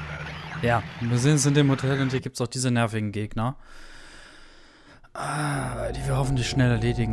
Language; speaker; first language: German; native; German